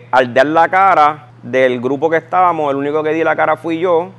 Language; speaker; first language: Spanish; native; Spanish